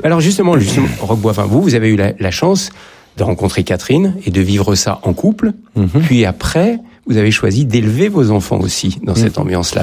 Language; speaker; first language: French; native; French